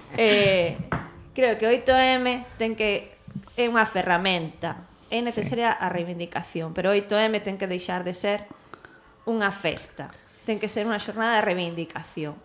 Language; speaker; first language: Galician; non-native, local second language; Spanish